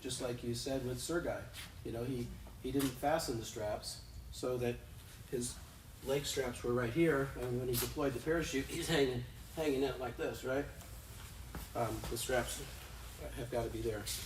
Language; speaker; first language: English; native; English